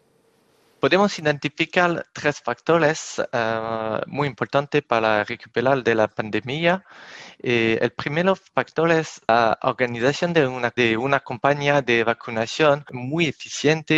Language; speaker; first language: Spanish; non-native, fluent; French